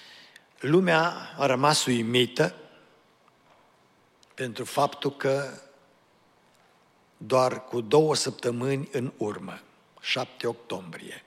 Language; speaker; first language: Romanian; native; Romanian